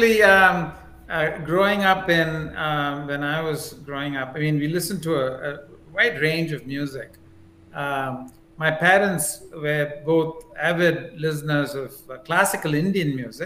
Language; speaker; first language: English; non-native, local second language; Tamil